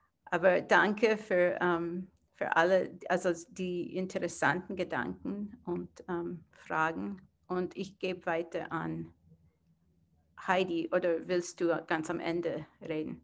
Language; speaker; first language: German; non-native, fluent; English